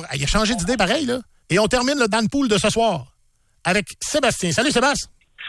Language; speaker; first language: French; native; French